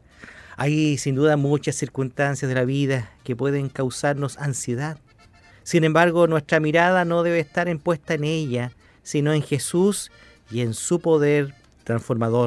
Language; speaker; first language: Spanish; native; Spanish